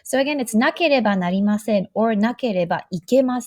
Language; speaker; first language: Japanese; non-native, fluent; English